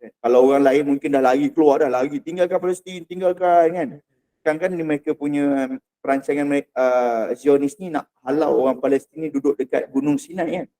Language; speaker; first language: Malay; native; Malay